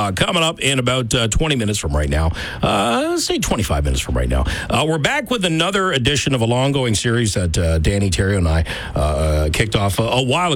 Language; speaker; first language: English; native; English